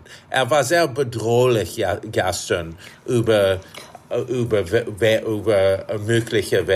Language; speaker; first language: German; non-native, fluent; English